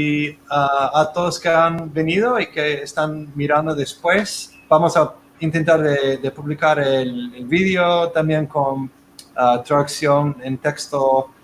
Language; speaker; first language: Spanish; non-native, fluent; English